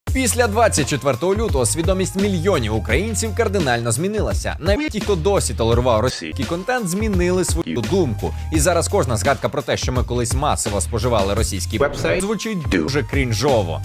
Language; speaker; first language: Ukrainian; native; Ukrainian